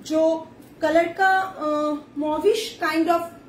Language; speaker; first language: Hindi; non-native, local second language; Bangla